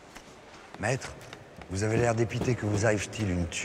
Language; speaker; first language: French; native; French